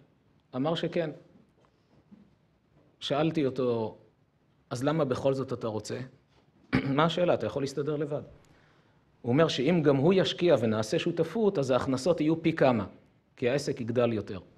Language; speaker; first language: Hebrew; native; Hebrew